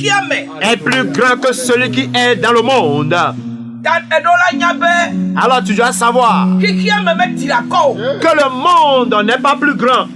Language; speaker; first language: French; non-native, local second language; Ewe